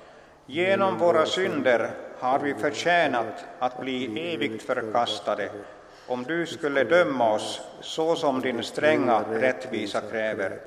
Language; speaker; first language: Swedish; non-native, local second language; Finnish